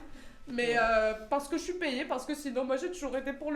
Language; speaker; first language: French; native; French